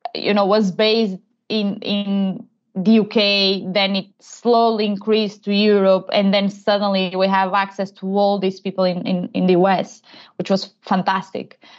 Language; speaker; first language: English; non-native, fluent; Portuguese